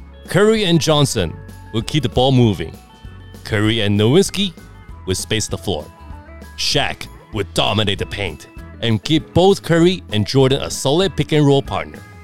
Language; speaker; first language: English; non-native, fluent; Chinese